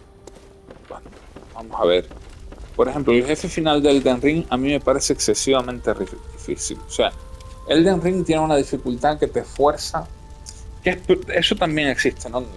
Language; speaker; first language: Spanish; native; Spanish